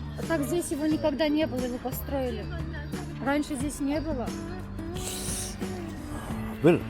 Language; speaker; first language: Russian; non-native, learner; Korean